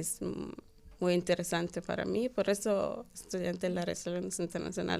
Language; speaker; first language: Spanish; non-native, learner; Arabic